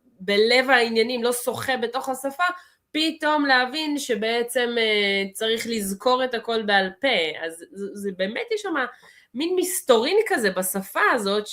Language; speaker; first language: Hebrew; early bilingual, other home language; Russian